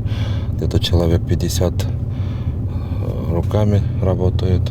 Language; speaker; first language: Russian; native; Russian